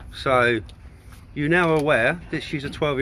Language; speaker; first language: English; native; English